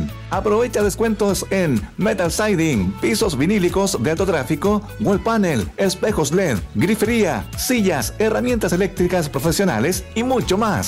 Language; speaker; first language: Spanish; native; Spanish